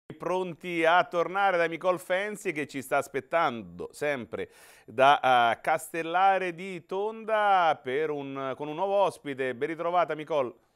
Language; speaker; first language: Italian; native; Italian